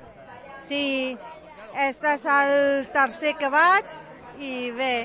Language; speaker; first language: Catalan; non-native, local second language; Spanish